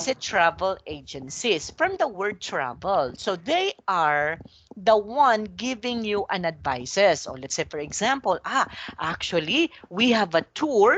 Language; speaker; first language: English; non-native, fluent; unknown